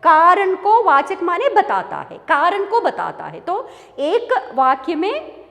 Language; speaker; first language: Hindi; non-native, local second language; Malayalam